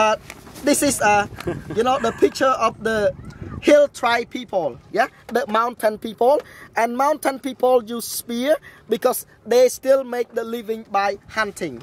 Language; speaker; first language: English; non-native, fluent; Khmer